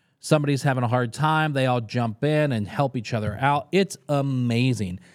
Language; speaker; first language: English; native; English